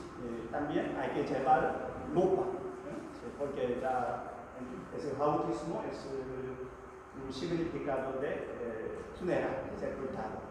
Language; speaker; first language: Spanish; non-native, learner; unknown